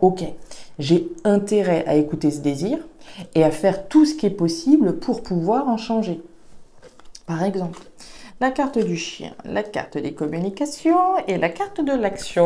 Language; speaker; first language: French; native; French